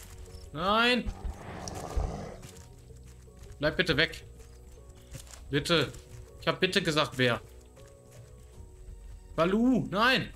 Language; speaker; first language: German; native; German